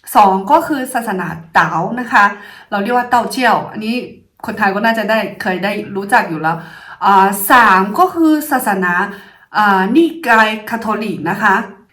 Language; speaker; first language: Thai; non-native, fluent; Chinese